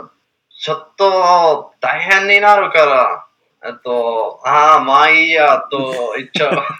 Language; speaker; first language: Japanese; non-native, learner; English